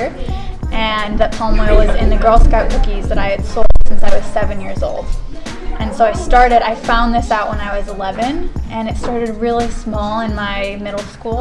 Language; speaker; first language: English; native; English